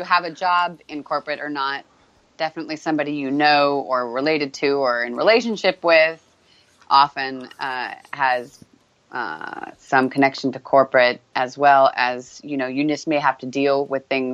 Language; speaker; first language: English; native; English